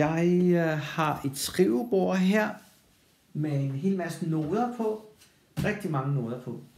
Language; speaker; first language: Danish; non-native, fluent; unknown